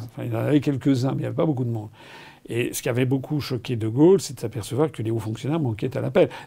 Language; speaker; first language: French; native; French